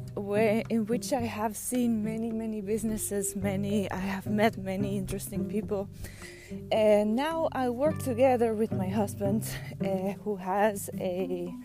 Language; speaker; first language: English; non-native, fluent; Dutch